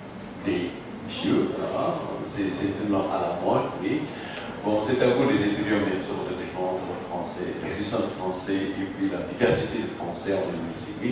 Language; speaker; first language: French; non-native, fluent; Indonesian